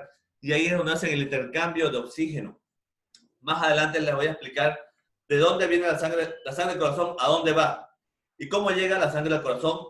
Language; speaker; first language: Spanish; native; Spanish